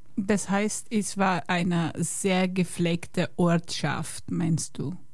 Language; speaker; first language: German; non-native, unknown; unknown